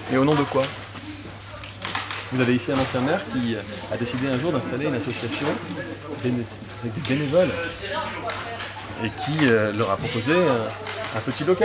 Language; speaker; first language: French; native; French